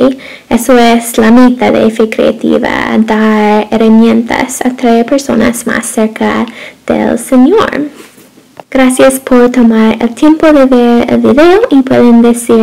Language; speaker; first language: Spanish; non-native, fluent; English